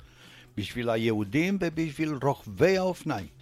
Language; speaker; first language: Hebrew; non-native, fluent; Romanian